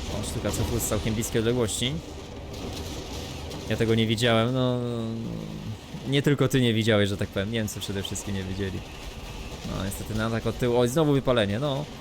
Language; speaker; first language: Polish; native; Polish